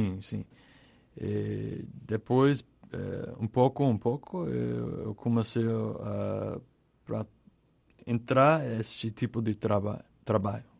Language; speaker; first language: Portuguese; non-native, learner; English